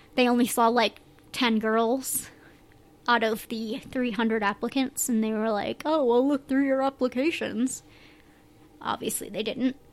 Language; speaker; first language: English; native; English